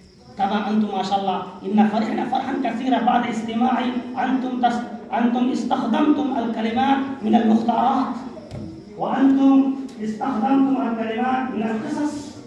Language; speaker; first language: Arabic; non-native, fluent; Urdu